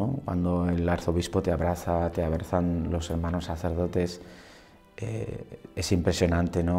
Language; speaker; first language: Spanish; native; Spanish